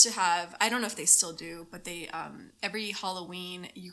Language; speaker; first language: English; native; English